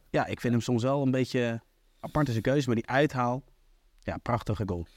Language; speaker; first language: Dutch; native; Dutch